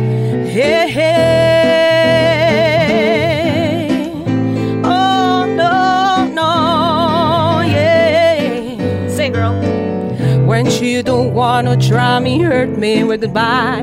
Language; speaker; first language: English; non-native, local second language; Filipino